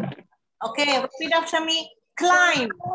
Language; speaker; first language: English; non-native, fluent; Indonesian